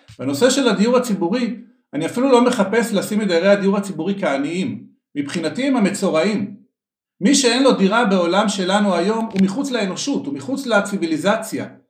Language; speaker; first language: Hebrew; native; Hebrew